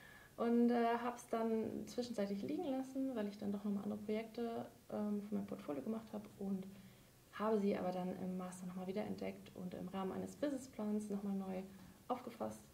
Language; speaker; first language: German; native; German